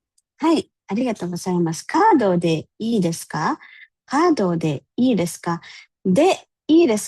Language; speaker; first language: Japanese; non-native, fluent; Filipino